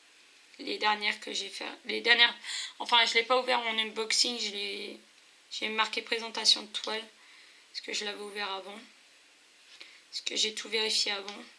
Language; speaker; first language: French; native; French